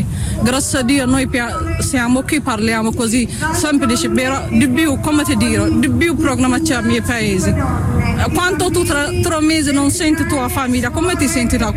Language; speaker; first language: Italian; non-native, learner; Tigrinya